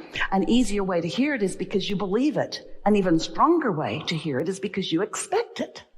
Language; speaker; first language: English; native; English